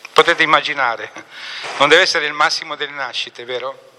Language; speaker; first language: Italian; native; Italian